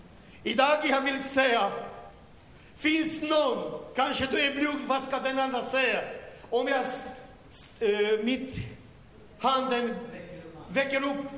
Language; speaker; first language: Swedish; non-native, learner; Romanian